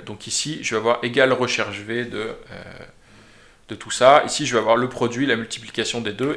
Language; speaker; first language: French; native; French